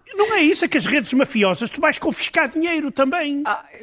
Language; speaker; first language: Portuguese; native; Portuguese